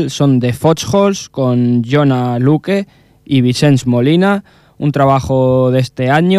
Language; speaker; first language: Spanish; native; Spanish